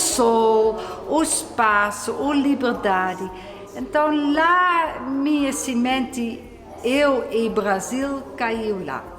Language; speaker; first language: Portuguese; non-native, fluent; Dutch